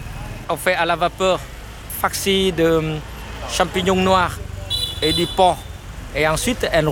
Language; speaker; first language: French; non-native, fluent; Vietnamese